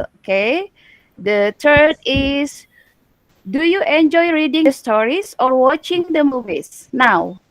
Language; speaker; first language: English; non-native, learner; Indonesian